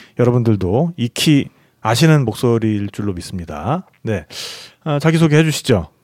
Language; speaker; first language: Korean; native; Korean